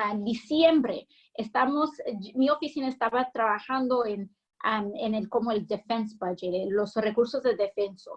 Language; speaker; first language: Spanish; early bilingual, heritage; English